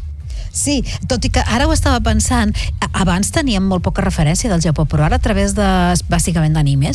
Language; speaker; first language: Catalan; native; Catalan